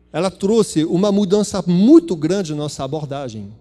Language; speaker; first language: Portuguese; non-native, fluent; French